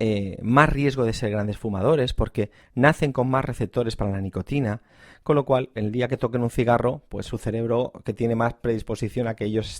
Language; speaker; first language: Spanish; native; Spanish